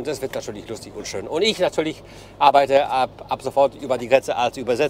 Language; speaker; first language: German; non-native, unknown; Polish